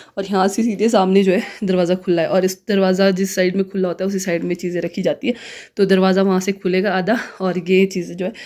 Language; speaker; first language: Hindi; non-native, local second language; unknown